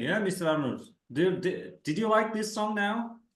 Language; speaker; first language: English; non-native, fluent; Kazakh